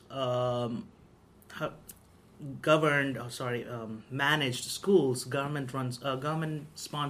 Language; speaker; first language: English; non-native, local second language; Tamil